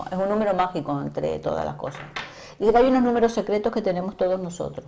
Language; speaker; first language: Spanish; native; Spanish